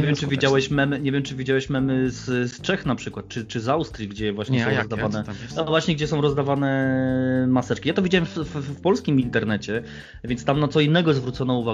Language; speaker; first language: Polish; native; Polish